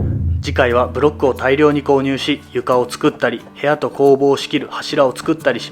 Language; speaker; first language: Japanese; native; Japanese